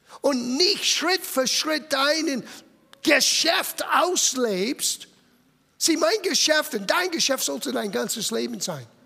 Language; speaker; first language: German; non-native, fluent; English